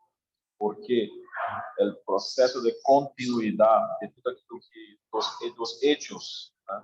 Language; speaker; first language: Spanish; non-native, learner; Portuguese